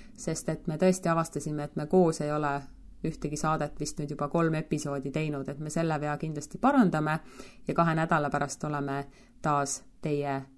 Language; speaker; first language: Estonian; native; Estonian